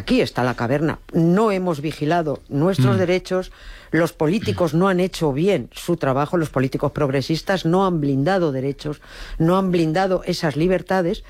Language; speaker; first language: Spanish; native; Spanish